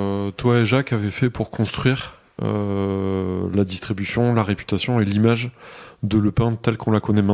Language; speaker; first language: French; native; French